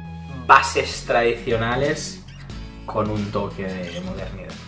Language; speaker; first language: Spanish; early bilingual, other home language; Italian